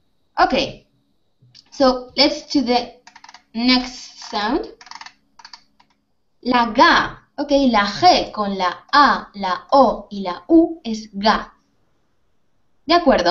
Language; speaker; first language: Spanish; native; Spanish